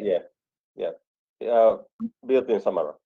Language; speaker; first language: English; non-native, fluent; Finnish